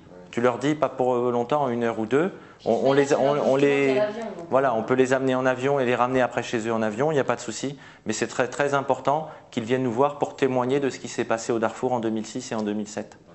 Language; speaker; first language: French; native; French